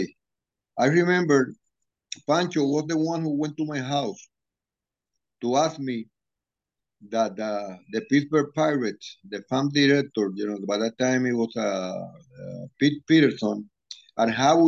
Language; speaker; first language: English; non-native, fluent; Spanish